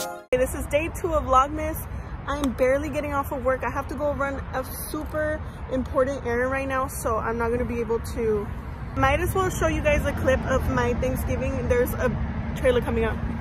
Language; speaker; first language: English; early bilingual, other home language; Spanish